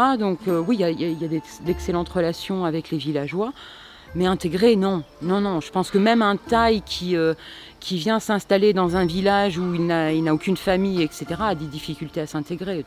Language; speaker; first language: French; native; French